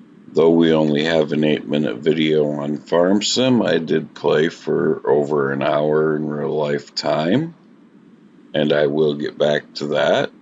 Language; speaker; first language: English; native; English